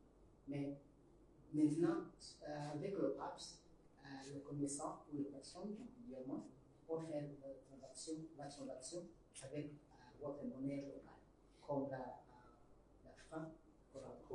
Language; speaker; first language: French; non-native, learner; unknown